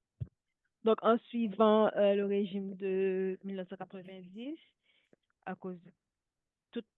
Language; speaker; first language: French; non-native, local second language; Haitian Creole